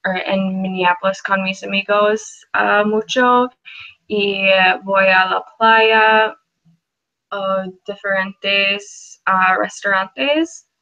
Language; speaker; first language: Spanish; non-native, learner; English